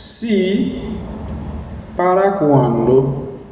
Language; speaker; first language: Spanish; non-native, learner; Haitian Creole